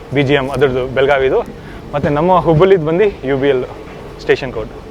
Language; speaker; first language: Kannada; non-native, local second language; Hindi